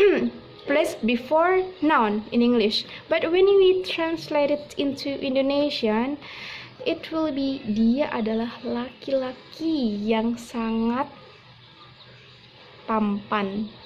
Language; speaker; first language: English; non-native, learner; Indonesian